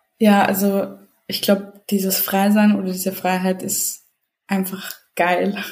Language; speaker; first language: German; early bilingual, other home language; Serbian